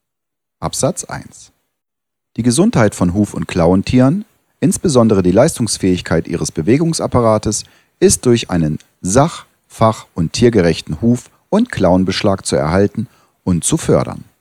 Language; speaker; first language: German; native; German